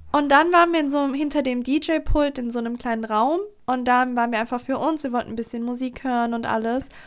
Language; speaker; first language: German; early bilingual, other home language; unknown